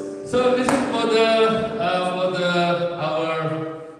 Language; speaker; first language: English; non-native, learner; Indonesian